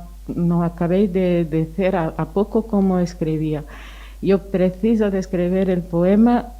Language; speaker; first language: Spanish; non-native, fluent; Portuguese